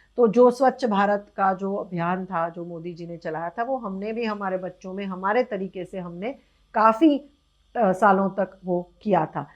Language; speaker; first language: Hindi; non-native, local second language; Gujarati